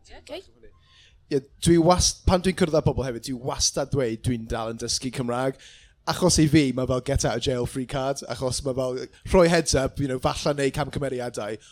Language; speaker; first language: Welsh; non-native, local second language; English